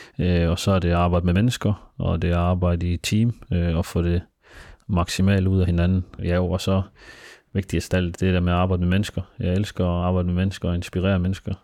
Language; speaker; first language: Danish; early bilingual, other home language; Somali